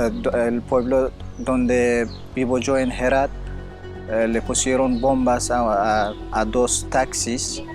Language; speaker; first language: Spanish; non-native, fluent; Persian